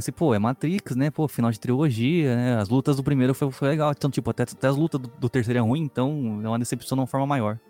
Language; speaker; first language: Portuguese; native; Portuguese